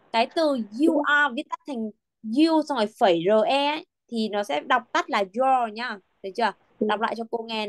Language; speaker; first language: Vietnamese; native; Vietnamese